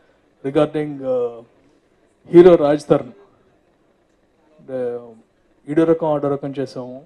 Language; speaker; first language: Telugu; native; Telugu